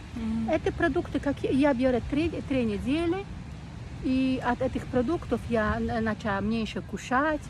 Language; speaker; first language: Russian; non-native, learner; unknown